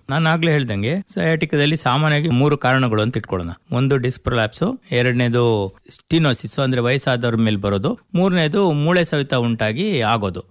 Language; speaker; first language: Kannada; native; Kannada